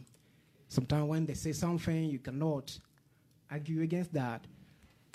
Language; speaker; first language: English; non-native, fluent; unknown